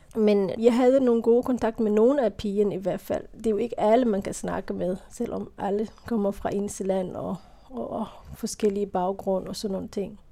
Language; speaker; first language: Danish; non-native, fluent; Somali